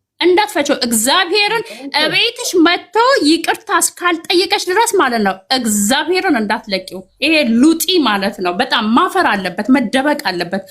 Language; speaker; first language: Amharic; native; Amharic